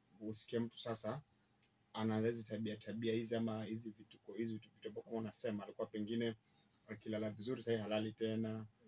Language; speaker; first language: Swahili; non-native, local second language; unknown